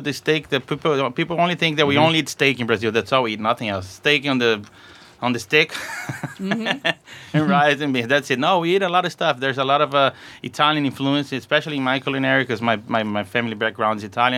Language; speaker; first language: English; non-native, fluent; Portuguese